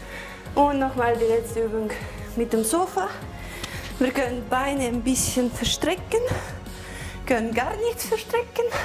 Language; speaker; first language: German; non-native, learner; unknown